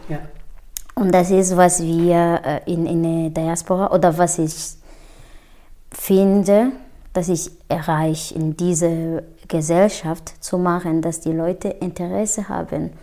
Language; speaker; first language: German; non-native, fluent; Kinyarwanda